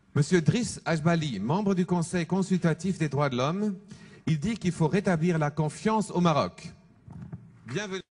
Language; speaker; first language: French; non-native, fluent; German